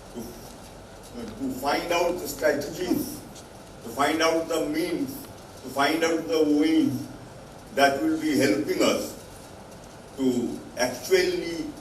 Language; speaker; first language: English; non-native, local second language; Bangla